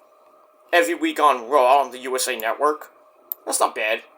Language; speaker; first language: English; native; English